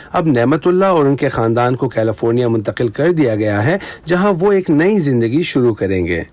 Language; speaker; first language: Urdu; native; Urdu